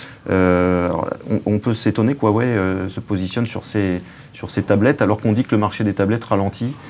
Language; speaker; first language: French; native; French